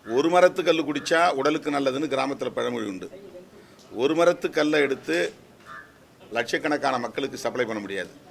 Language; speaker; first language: Tamil; native; Tamil